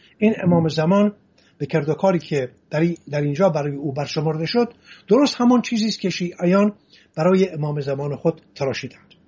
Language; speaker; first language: Persian; non-native, local second language; Assyrian Neo-Aramaic